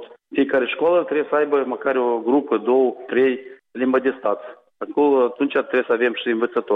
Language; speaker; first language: Romanian; non-native, local second language; Gagauz